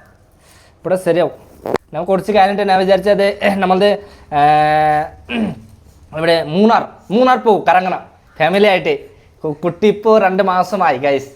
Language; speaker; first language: Malayalam; early bilingual, heritage; Malayalam